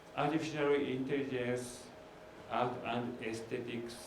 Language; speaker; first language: English; non-native, learner; Japanese